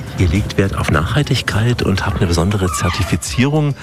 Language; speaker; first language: German; native; German